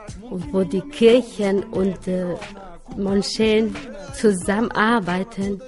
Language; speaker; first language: German; non-native, learner; Albanian